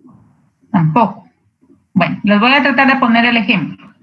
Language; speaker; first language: Spanish; native; Spanish